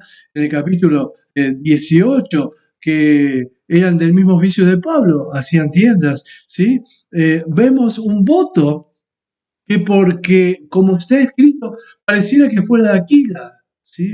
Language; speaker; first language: Spanish; native; Spanish